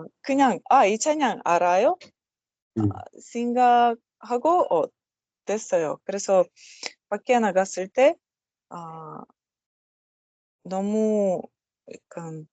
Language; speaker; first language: Korean; non-native, learner; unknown